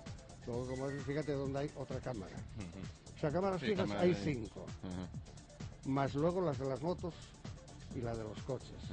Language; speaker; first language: Spanish; native; Spanish